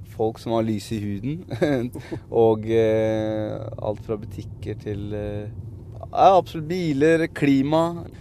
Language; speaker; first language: Norwegian; early bilingual, other home language; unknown